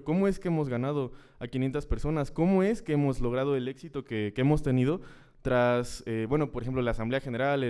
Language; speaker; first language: Spanish; native; Spanish